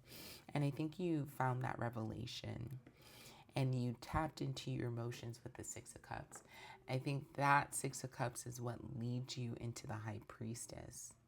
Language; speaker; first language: English; native; English